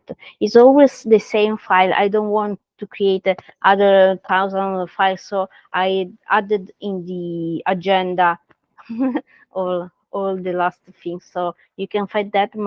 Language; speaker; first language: English; non-native, learner; Italian